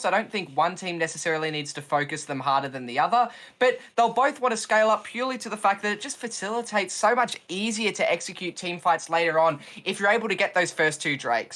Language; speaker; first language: English; native; English